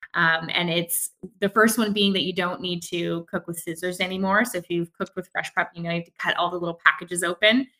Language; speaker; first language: English; native; English